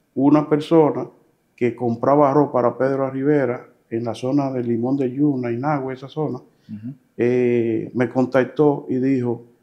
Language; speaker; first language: Spanish; native; Spanish